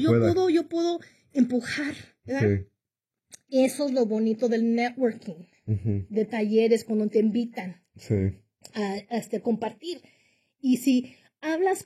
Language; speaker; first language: Spanish; early bilingual, heritage; Spanish